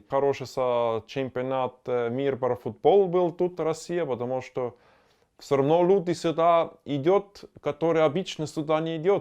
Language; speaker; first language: Russian; non-native, learner; German